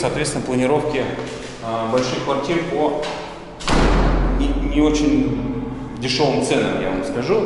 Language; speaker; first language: Russian; native; Russian